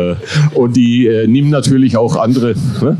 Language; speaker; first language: German; native; German